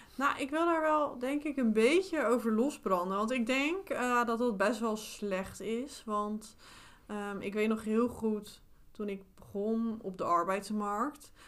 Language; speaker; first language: Dutch; native; Dutch